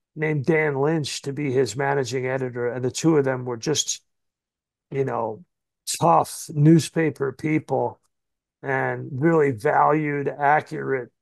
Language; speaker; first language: English; native; English